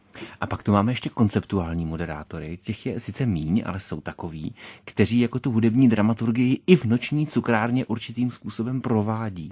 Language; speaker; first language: Czech; native; Czech